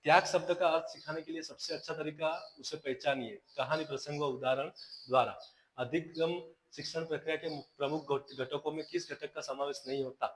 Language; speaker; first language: Hindi; non-native, local second language; Gujarati